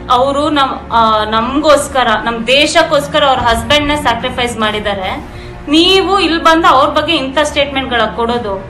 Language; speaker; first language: Kannada; non-native, local second language; Kodava